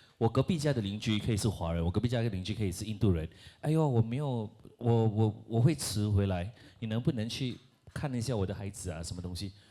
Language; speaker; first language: Chinese; non-native, local second language; Malay